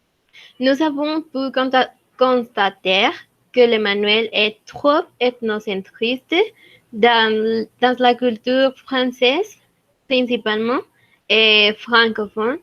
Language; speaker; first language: French; non-native, learner; Spanish